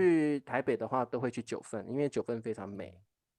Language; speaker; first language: Chinese; native; Chinese